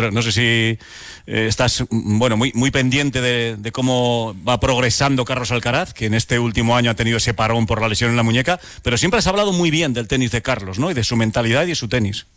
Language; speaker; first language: Spanish; native; Spanish